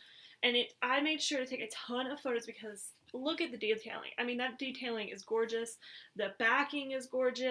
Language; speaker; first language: English; native; English